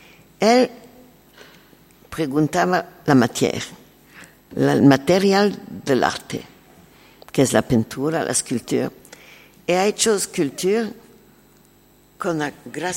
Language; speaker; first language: Spanish; non-native, learner; French